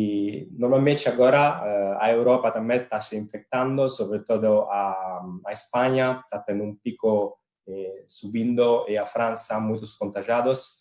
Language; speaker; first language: Portuguese; non-native, fluent; Italian